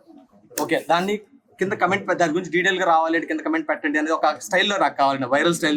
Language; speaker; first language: Telugu; native; Telugu